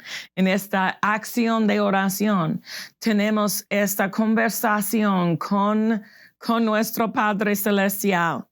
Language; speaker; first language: Spanish; non-native, fluent; English